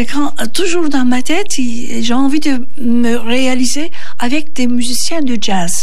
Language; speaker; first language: French; non-native, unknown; Turkish